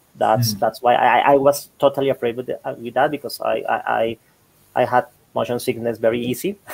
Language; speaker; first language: English; non-native, fluent; Spanish